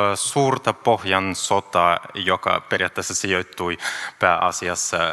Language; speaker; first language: Finnish; non-native, fluent; Russian